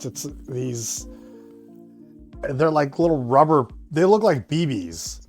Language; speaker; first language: English; native; English